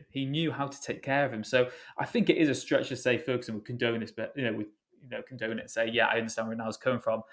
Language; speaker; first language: English; native; English